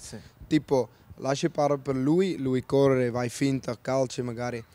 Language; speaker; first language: Italian; non-native, learner; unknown